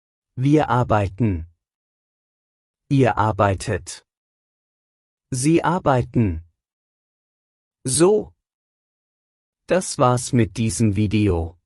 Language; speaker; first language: German; non-native, fluent; Persian